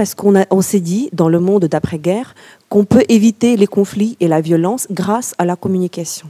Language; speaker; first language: French; non-native, fluent; Ukrainian